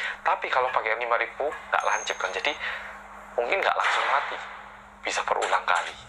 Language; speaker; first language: Indonesian; non-native, fluent; Korean